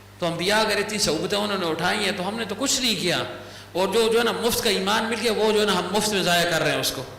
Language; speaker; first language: Urdu; non-native, local second language; Pashto